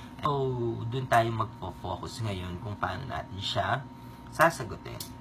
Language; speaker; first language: Filipino; native; Filipino